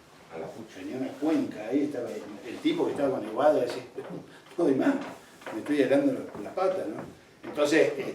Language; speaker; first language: Spanish; native; Spanish